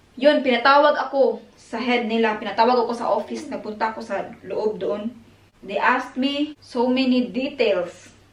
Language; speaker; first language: Filipino; non-native, local second language; Cebuano